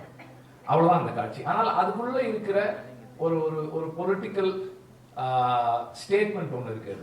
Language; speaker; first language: Tamil; native; Tamil